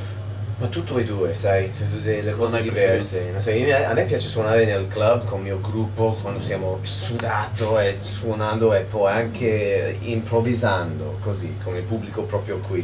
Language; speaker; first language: Italian; non-native, learner; English